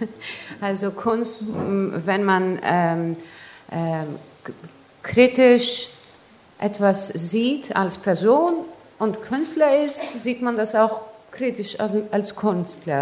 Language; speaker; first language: German; non-native, fluent; Greek